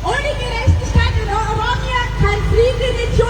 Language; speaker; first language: German; non-native, learner; Oromo